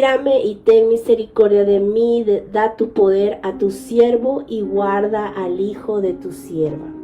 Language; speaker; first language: Spanish; native; Spanish